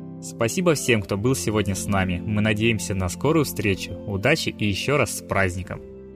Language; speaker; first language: Russian; native; Russian